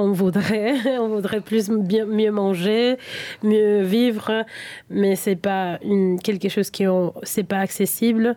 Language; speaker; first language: French; non-native, fluent; Spanish